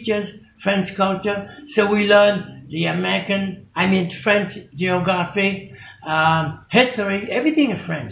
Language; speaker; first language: English; non-native, fluent; Vietnamese